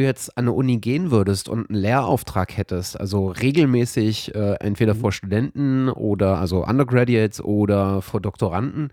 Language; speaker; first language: German; native; German